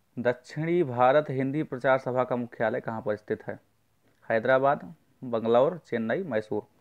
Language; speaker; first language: Hindi; native; Hindi